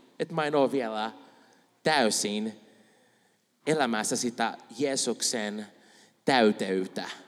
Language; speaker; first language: Finnish; non-native, fluent; Spanish